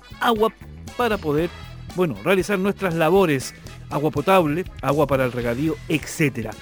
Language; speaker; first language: Spanish; native; Spanish